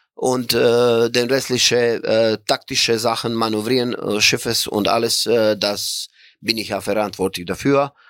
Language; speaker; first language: German; non-native, fluent; Croatian